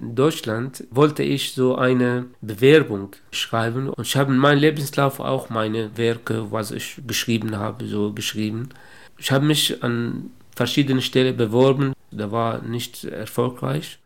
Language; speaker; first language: German; non-native, local second language; Kurdish